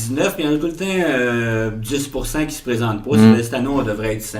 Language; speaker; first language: French; native; French